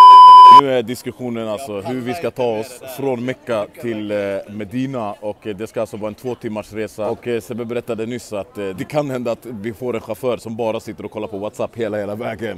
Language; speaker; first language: Swedish; native; Swedish